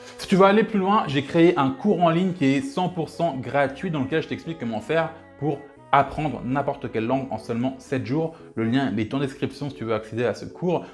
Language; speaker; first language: French; early bilingual, other home language; Lingala